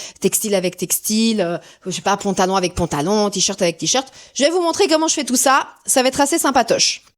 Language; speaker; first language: French; early bilingual, other home language; Portuguese